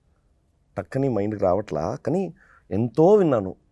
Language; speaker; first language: Telugu; non-native, fluent; Tamil